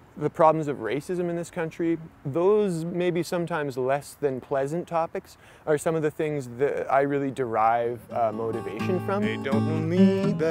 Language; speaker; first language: English; native; English